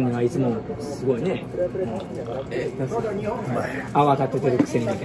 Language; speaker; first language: Japanese; native; Japanese